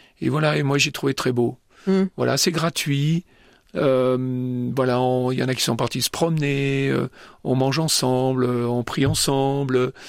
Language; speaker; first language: French; native; French